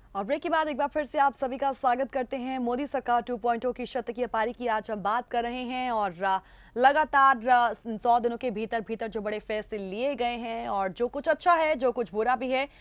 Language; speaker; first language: Hindi; native; Hindi